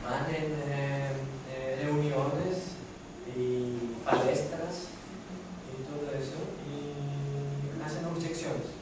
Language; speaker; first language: Spanish; non-native, fluent; Greek